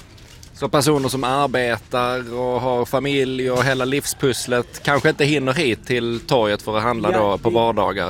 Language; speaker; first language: Swedish; native; Swedish